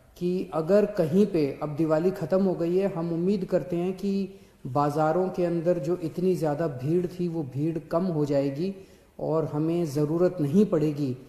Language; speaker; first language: Hindi; native; Hindi